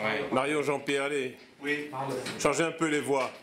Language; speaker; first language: French; native; French